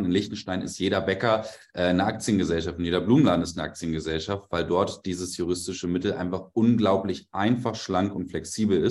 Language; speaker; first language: German; native; German